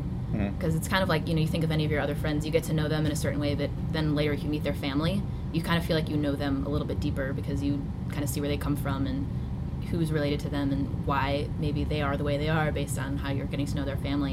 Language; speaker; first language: English; native; English